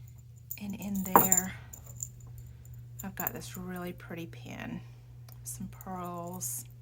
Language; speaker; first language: English; native; English